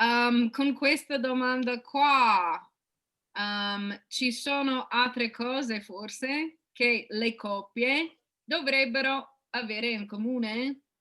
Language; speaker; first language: Italian; non-native, fluent; English